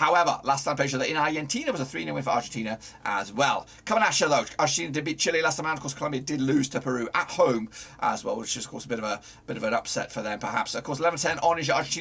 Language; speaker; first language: English; native; English